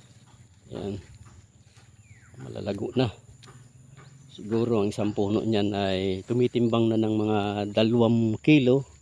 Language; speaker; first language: Filipino; native; Filipino